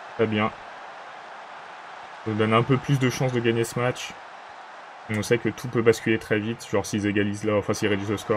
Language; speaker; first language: French; native; French